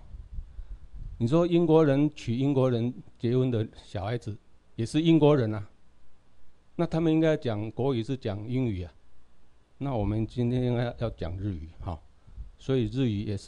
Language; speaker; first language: Chinese; non-native, local second language; Min Nan Chinese